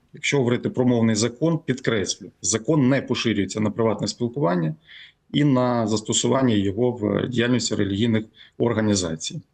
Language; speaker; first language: Ukrainian; native; Ukrainian